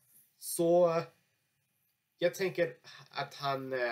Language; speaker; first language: Swedish; non-native, learner; English